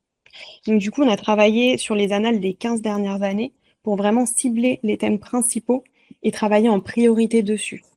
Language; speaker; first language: French; native; French